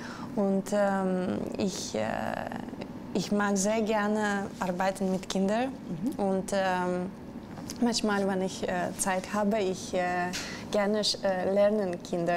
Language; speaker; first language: German; non-native, learner; Russian